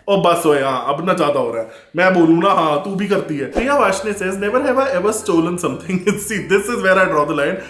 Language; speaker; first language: Hindi; native; Hindi